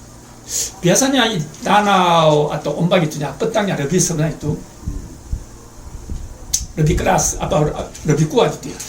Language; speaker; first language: Indonesian; non-native, fluent; Korean